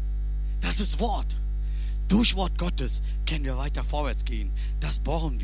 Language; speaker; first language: German; non-native, learner; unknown